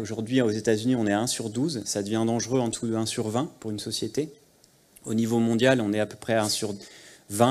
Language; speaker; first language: French; native; French